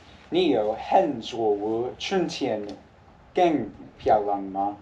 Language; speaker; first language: Chinese; non-native, learner; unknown